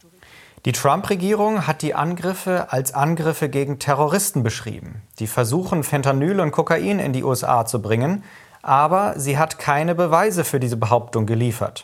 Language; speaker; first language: German; native; German